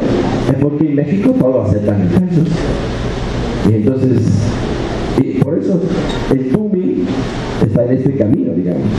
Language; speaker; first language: Spanish; non-native, fluent; Italian